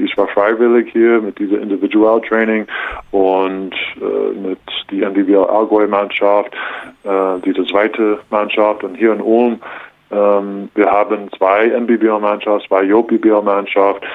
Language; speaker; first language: German; non-native, learner; English